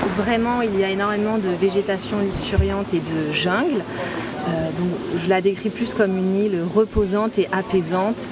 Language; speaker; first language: French; native; French